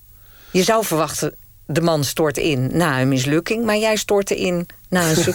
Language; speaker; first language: Dutch; native; Dutch